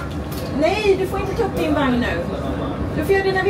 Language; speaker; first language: Swedish; native; Swedish